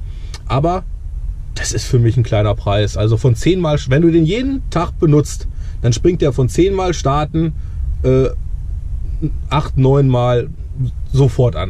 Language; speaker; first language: German; native; German